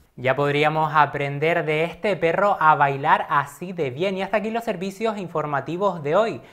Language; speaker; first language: Spanish; native; Spanish